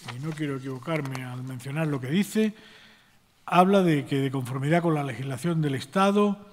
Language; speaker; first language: Spanish; native; Spanish